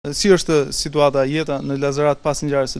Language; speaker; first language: Albanian; native; Albanian